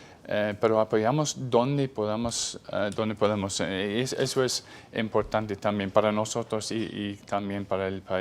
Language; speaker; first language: Spanish; non-native, fluent; English